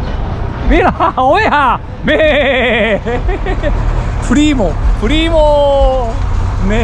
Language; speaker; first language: Spanish; non-native, learner; Japanese